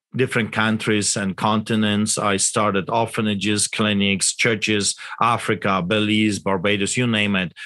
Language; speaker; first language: English; non-native, fluent; Polish